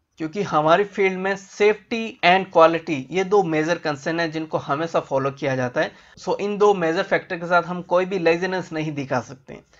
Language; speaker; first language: Hindi; native; Hindi